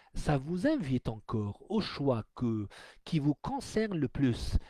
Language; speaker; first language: French; non-native, local second language; Arabic